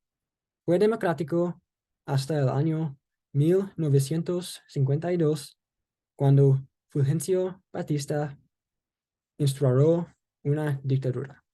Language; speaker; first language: Spanish; non-native, learner; English